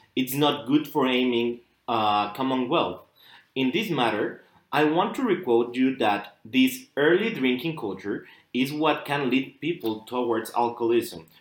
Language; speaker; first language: English; non-native, fluent; Spanish